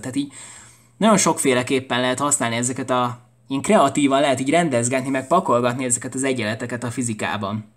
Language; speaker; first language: Hungarian; native; Hungarian